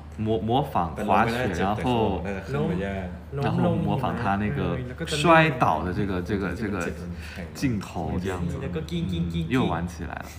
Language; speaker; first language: Chinese; non-native, fluent; Thai